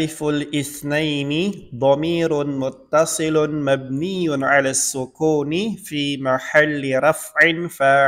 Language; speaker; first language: Arabic; non-native, fluent; Filipino